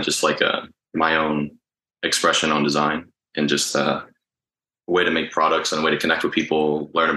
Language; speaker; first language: English; native; English